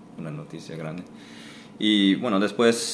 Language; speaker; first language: Spanish; non-native, fluent; English